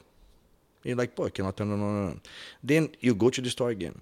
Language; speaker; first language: English; non-native, fluent; Portuguese